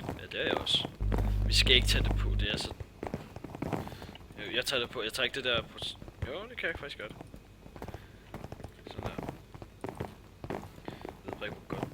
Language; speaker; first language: Danish; native; Danish